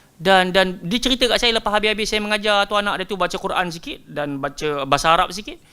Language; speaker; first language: Malay; native; Malay